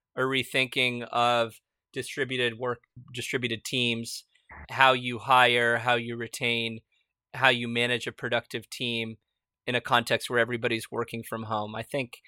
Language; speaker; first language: English; early bilingual, other home language; Spanish